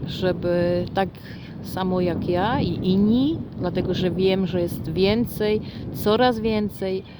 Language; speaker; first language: Polish; non-native, fluent; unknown